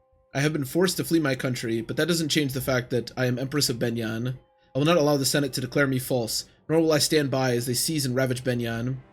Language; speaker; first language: English; native; English